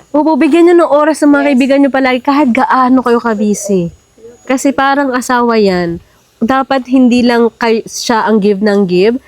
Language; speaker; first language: Filipino; native; Filipino